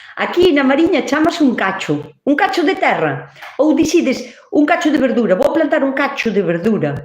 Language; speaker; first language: Galician; native; Galician